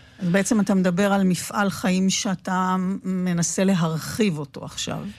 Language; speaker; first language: Hebrew; native; Hebrew